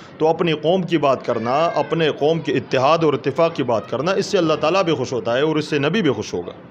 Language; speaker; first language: Urdu; non-native, local second language; Pashto